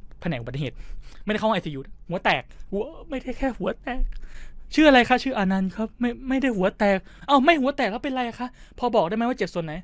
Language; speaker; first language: Thai; native; Thai